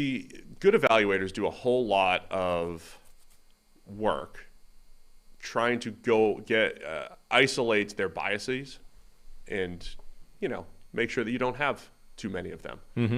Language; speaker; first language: English; native; English